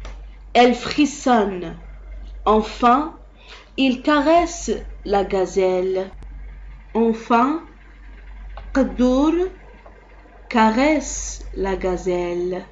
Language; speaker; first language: French; non-native, local second language; Arabic